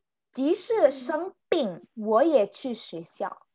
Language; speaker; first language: Chinese; non-native, fluent; Indonesian